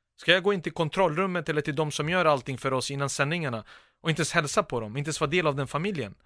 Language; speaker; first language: Swedish; early bilingual, other home language; Bosnian